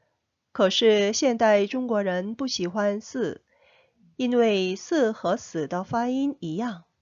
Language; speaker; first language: Chinese; non-native, fluent; Korean